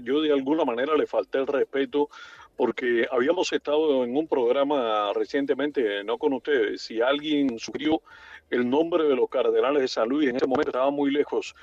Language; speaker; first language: Spanish; native; Spanish